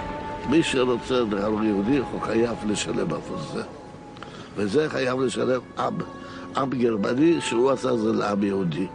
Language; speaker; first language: Hebrew; non-native, fluent; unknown